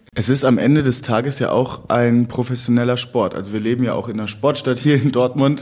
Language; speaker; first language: German; native; German